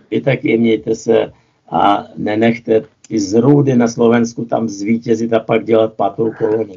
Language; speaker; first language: Czech; non-native, fluent; Russian